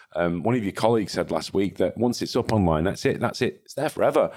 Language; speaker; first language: English; native; English